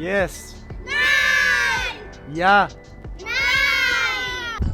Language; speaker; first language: German; non-native, learner; Pashto